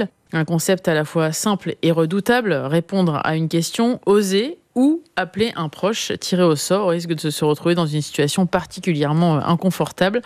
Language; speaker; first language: French; native; French